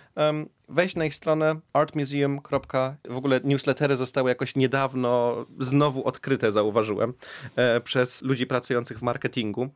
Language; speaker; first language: Polish; early bilingual, heritage; Polish